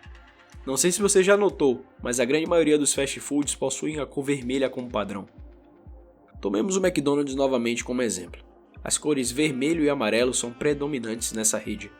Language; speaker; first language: Portuguese; native; Portuguese